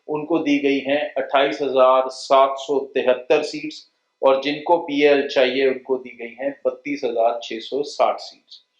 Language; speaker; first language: Hindi; non-native, local second language; Punjabi